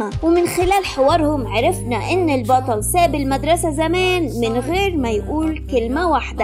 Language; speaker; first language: Arabic; native; Arabic